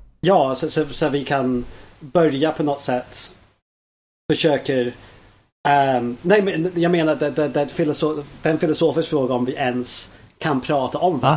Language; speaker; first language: Swedish; non-native, fluent; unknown